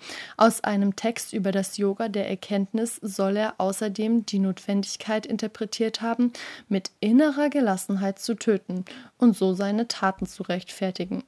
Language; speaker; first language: German; native; German